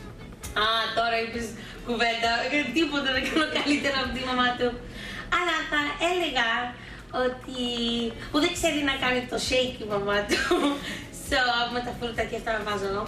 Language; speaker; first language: Greek; early bilingual, heritage; Greek